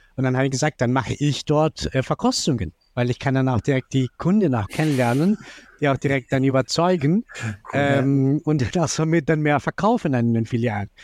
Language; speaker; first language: German; non-native, fluent; Spanish